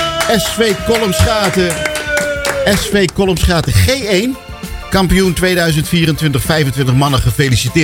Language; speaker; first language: Dutch; native; Dutch